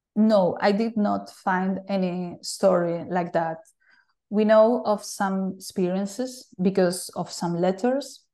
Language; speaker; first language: English; non-native, fluent; Galician